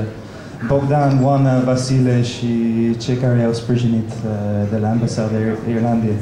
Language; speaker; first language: Romanian; non-native, fluent; English